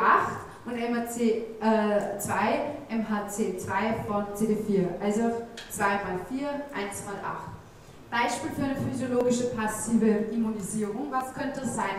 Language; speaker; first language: German; native; German